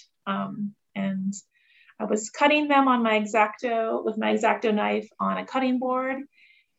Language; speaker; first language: English; native; English